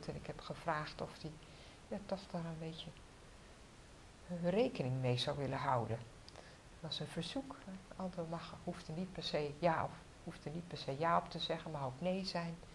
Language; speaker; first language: Dutch; native; Dutch